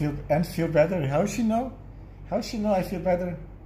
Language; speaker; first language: English; non-native, fluent; Dutch